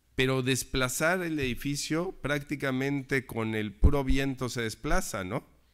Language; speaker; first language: Spanish; native; Spanish